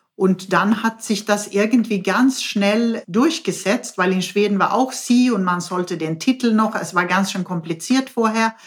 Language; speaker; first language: German; non-native, fluent; Swedish